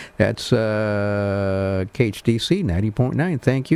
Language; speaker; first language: English; early bilingual, other home language; Spanish